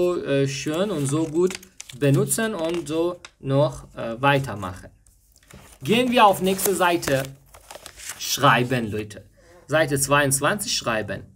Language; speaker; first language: German; non-native, fluent; Persian